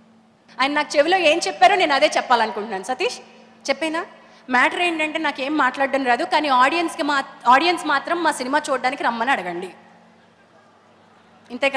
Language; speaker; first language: Telugu; native; Telugu